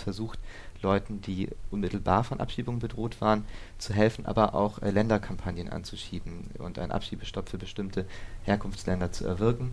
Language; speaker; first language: German; native; German